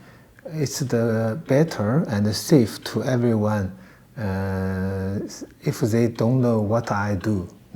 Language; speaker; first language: English; non-native, learner; Chinese